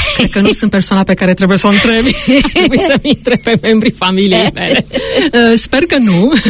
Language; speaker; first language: Romanian; native; Romanian